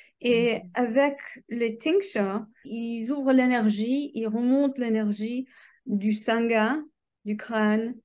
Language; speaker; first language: French; non-native, fluent; English